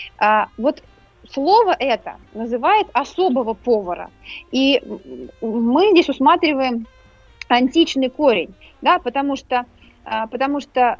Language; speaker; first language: Russian; native; Russian